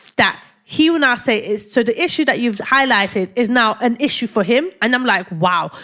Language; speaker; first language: English; early bilingual, other home language; Yoruba